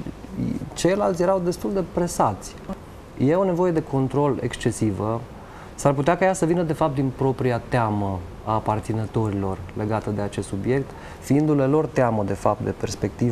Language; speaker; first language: Romanian; native; Romanian